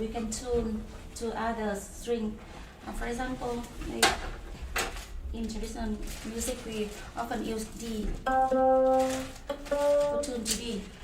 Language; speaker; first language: English; non-native, learner; Vietnamese